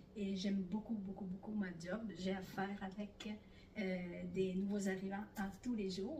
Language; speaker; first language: French; non-native, fluent; Italian